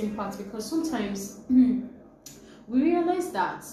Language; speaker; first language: English; non-native, local second language; Yoruba